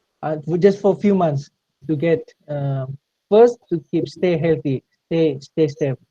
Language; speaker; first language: English; non-native, local second language; Malay